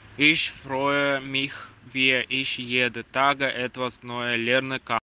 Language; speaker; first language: German; non-native, learner; Russian